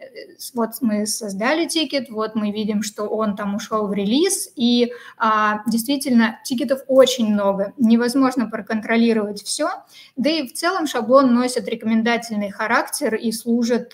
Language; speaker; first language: Russian; native; Russian